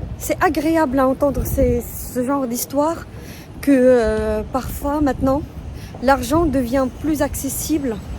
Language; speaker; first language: French; non-native, local second language; Arabic